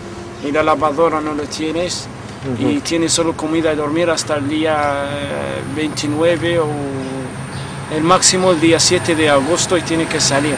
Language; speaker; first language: Spanish; non-native, fluent; Arabic